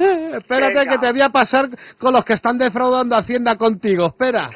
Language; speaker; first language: Spanish; native; Spanish